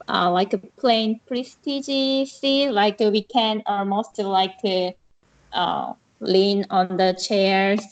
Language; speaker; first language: English; non-native, learner; Korean